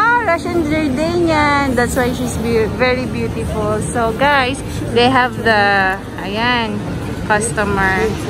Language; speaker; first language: English; non-native, learner; Filipino